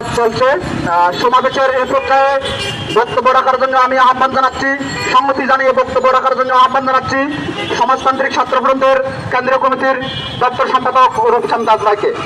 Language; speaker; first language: Bangla; non-native, local second language; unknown